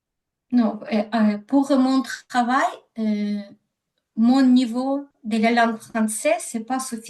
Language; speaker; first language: French; non-native, learner; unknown